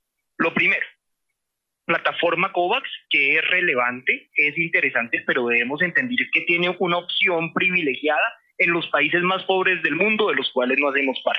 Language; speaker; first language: Spanish; native; Spanish